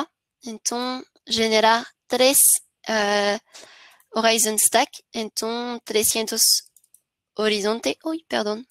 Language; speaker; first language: Spanish; non-native, learner; French